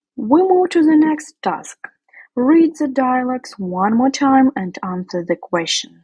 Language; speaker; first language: English; non-native, fluent; Ukrainian